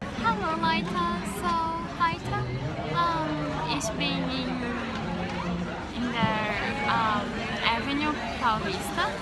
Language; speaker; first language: German; non-native, learner; Portuguese